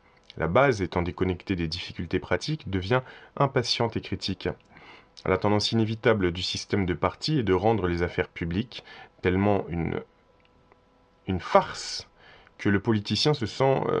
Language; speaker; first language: French; native; French